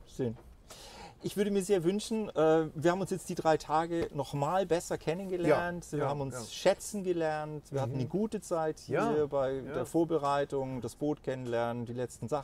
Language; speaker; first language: German; native; German